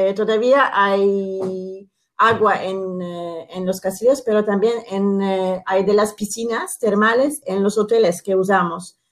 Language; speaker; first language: Spanish; non-native, fluent; Italian